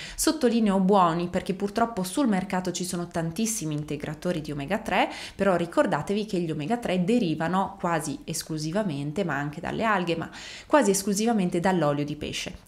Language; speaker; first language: Italian; native; Italian